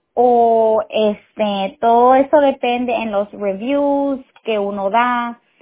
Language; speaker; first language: Spanish; early bilingual, heritage; Spanish